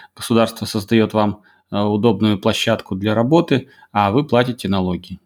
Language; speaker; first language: Russian; native; Russian